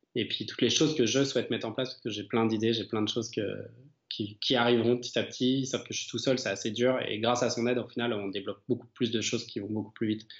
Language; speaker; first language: French; native; French